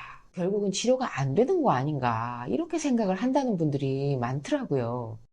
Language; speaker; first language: Korean; native; Korean